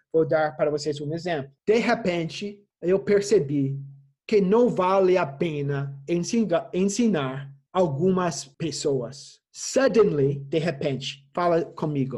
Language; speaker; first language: Portuguese; non-native, fluent; English